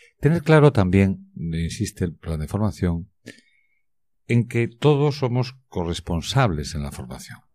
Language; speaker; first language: Spanish; native; Spanish